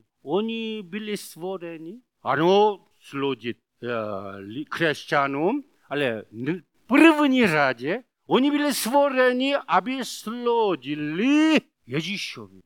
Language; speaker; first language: Czech; non-native, learner; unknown